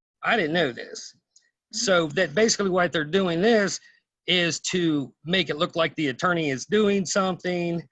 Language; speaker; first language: English; native; English